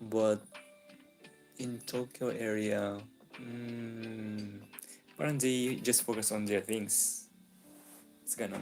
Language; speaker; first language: English; non-native, local second language; Filipino